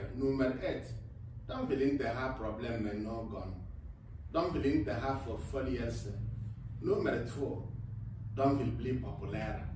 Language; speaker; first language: Swedish; non-native, fluent; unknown